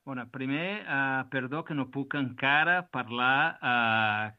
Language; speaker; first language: Catalan; non-native, learner; Portuguese